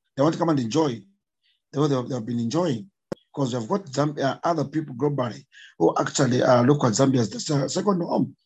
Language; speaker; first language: English; non-native, local second language; Bemba